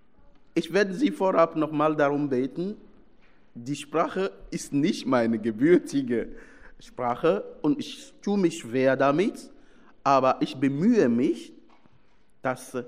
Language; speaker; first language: German; non-native, fluent; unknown